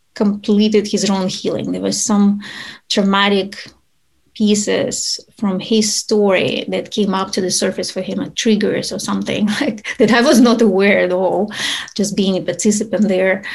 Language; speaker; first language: English; non-native, fluent; Ukrainian